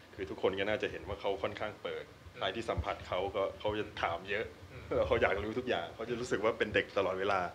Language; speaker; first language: Thai; native; Thai